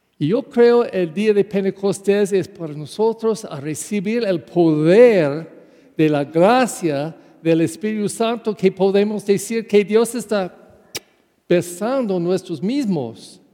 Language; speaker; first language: Spanish; non-native, fluent; English